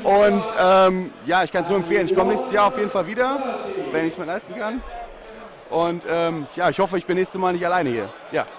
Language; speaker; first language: German; native; German